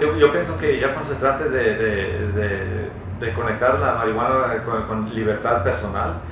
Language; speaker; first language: Spanish; early bilingual, heritage; Spanish